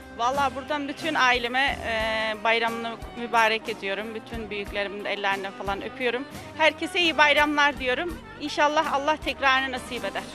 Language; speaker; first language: Turkish; native; Turkish